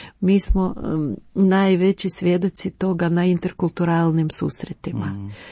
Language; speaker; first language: Croatian; non-native, fluent; Ukrainian